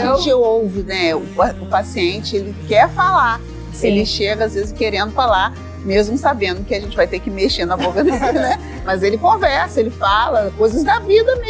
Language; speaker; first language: Portuguese; native; Portuguese